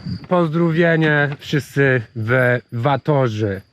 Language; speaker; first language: Polish; non-native, learner; English